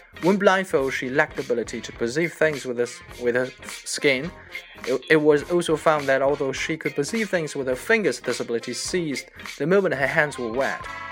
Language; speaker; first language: English; non-native, fluent; Chinese